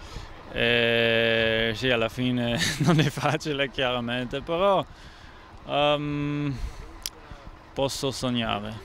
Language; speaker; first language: Italian; non-native, local second language; German